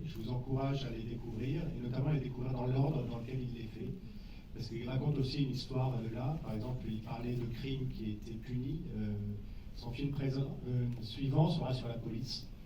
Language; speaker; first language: French; native; French